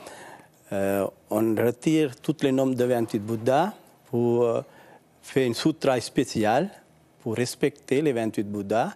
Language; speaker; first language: French; non-native, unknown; Sinhala